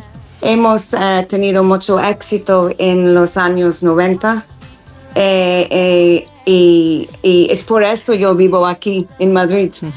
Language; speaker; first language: Spanish; non-native, fluent; English